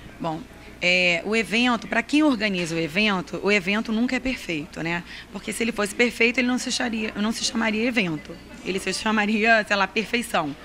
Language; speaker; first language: Portuguese; native; Portuguese